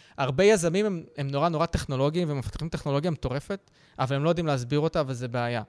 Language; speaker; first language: Hebrew; early bilingual, other home language; Russian